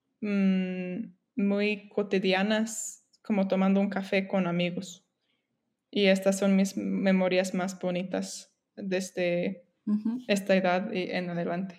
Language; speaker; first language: Spanish; non-native, fluent; English